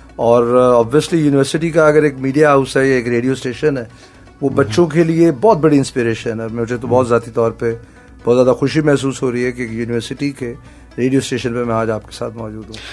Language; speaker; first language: Urdu; non-native, local second language; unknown